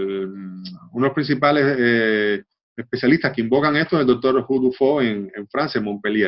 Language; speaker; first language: Spanish; native; Spanish